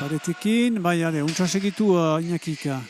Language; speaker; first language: Basque; native; Basque